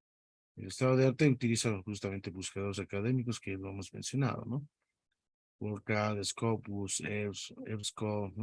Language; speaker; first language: Spanish; native; Spanish